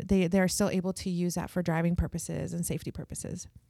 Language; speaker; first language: English; early bilingual, other home language; Spanish